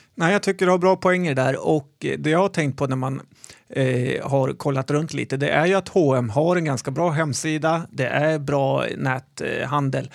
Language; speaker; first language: Swedish; native; Swedish